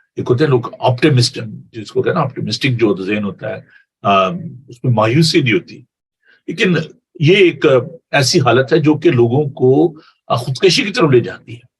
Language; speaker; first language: Urdu; non-native, local second language; Punjabi